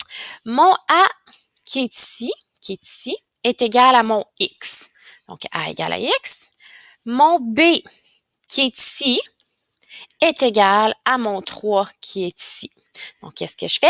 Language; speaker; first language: French; native; French